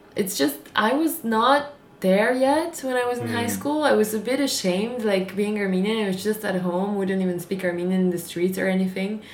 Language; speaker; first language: English; non-native, fluent; French